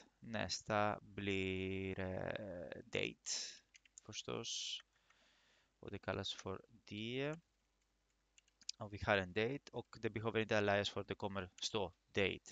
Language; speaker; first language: Swedish; non-native, fluent; Greek